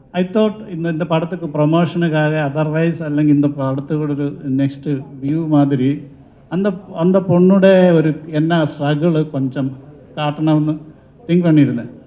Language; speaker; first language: Tamil; non-native, learner; Malayalam